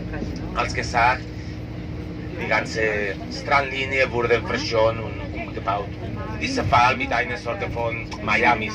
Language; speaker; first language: German; non-native, learner; Catalan